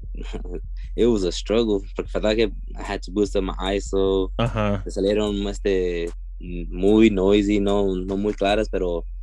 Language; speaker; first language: Spanish; early bilingual, heritage; Spanish